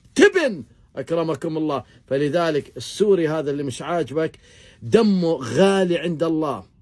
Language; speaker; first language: Arabic; native; Arabic